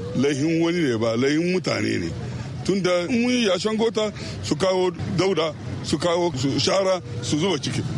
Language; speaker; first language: Hausa; native; Hausa